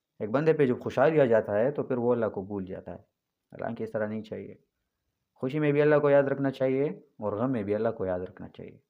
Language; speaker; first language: Urdu; non-native, local second language; Pashto